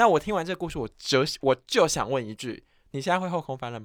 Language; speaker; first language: Chinese; native; Chinese